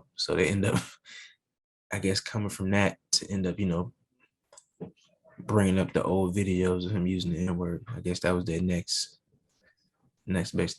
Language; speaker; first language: English; native; English